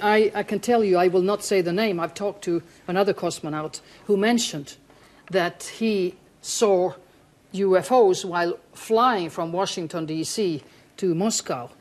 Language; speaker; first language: English; non-native, fluent; Finnish